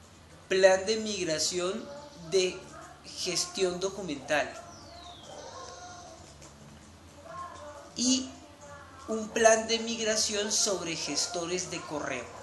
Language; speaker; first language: Spanish; native; Spanish